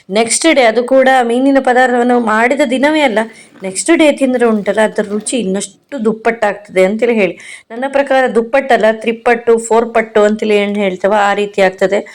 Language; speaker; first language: Kannada; non-native, local second language; Konkani